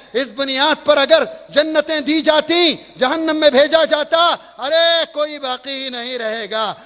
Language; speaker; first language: Urdu; native; Urdu